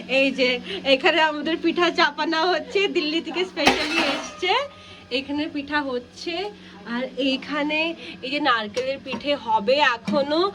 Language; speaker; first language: Bangla; early bilingual, heritage; Bangla